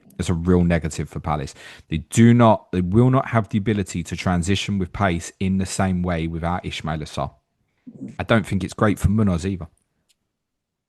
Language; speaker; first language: English; native; English